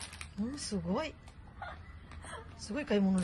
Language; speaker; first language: Japanese; non-native, fluent; Filipino